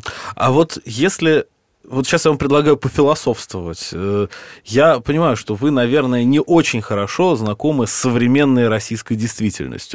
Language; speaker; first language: Russian; native; Russian